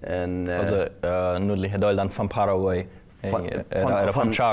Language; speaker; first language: German; non-native, local second language; Plautdietsch